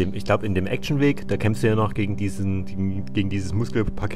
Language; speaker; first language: German; native; German